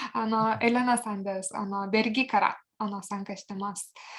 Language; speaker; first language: Japanese; non-native, fluent; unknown